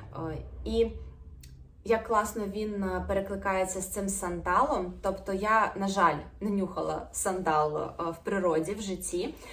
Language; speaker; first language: Ukrainian; non-native, local second language; Russian